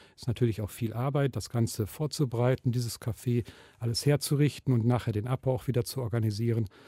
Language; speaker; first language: German; native; German